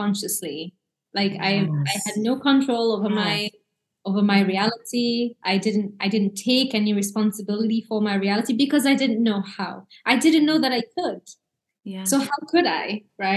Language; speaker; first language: English; early bilingual, other home language; Arabic